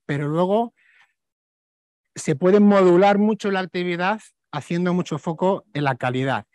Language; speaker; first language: Spanish; native; Spanish